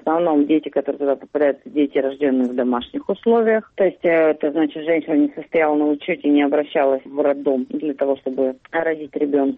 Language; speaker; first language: Russian; native; Russian